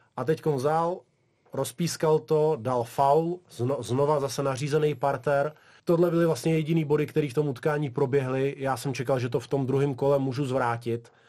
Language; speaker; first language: Czech; early bilingual, other home language; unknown